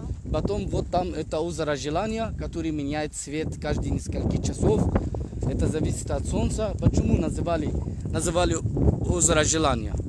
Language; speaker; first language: Russian; non-native, learner; Arabic